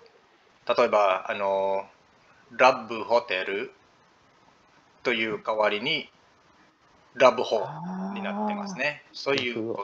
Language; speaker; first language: Japanese; non-native, learner; English